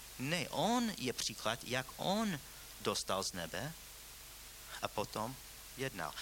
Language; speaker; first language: Czech; non-native, fluent; English